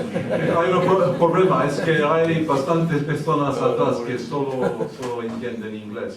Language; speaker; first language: Spanish; early bilingual, heritage; English